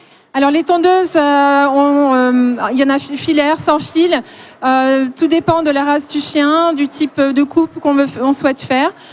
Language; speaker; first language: French; native; French